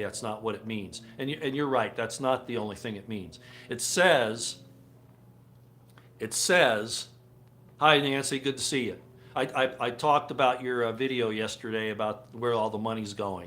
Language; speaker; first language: English; native; English